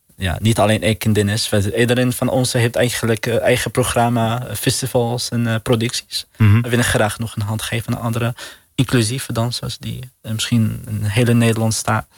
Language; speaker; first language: Dutch; non-native, learner; Arabic